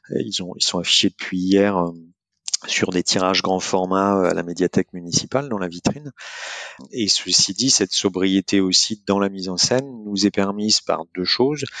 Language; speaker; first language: French; native; French